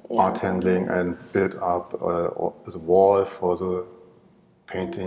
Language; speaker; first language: English; non-native, learner; German